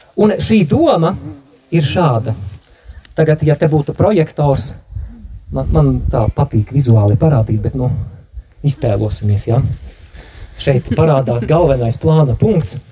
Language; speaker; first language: Latvian; native; Latvian